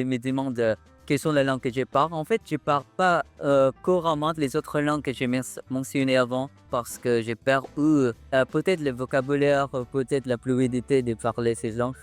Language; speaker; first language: French; non-native, learner; Filipino